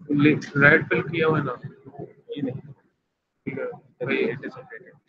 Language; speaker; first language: Hindi; native; Hindi